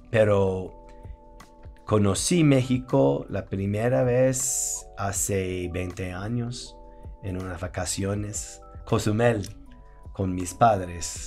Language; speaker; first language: Spanish; non-native, fluent; English